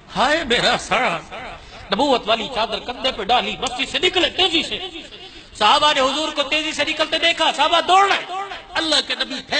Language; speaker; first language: Urdu; non-native, local second language; Punjabi